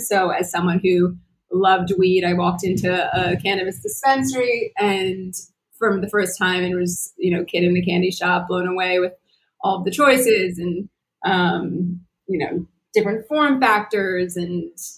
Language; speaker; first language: English; native; English